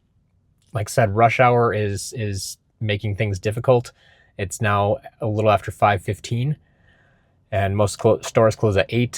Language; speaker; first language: English; native; English